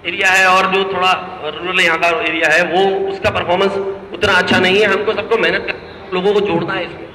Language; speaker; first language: Hindi; non-native, local second language; Marathi